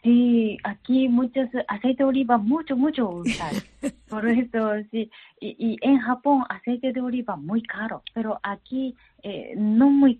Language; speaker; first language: Spanish; non-native, learner; Japanese